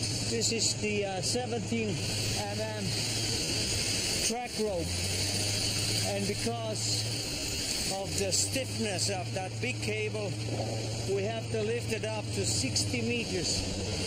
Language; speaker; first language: English; non-native, fluent; German